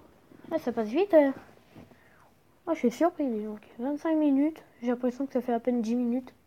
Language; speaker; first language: French; native; French